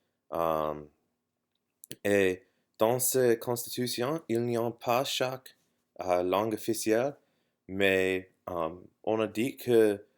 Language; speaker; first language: French; non-native, learner; English